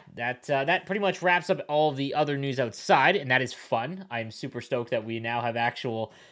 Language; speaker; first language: English; native; English